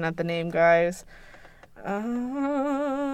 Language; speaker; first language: English; native; English